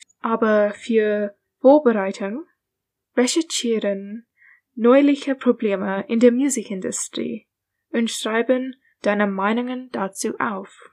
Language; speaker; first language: German; non-native, learner; English